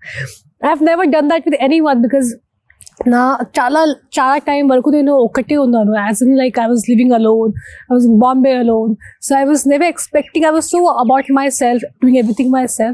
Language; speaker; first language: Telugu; non-native, local second language; Hindi